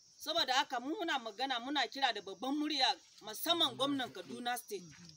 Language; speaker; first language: Hausa; non-native, local second language; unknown